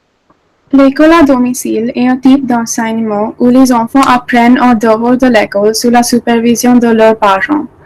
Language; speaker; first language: French; non-native, learner; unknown